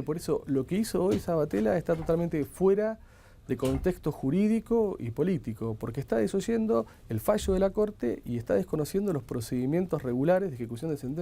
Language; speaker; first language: Spanish; native; Spanish